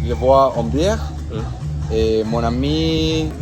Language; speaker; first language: French; non-native, learner; Spanish